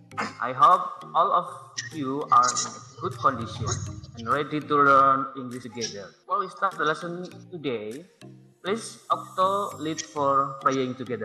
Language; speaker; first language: English; non-native, learner; Indonesian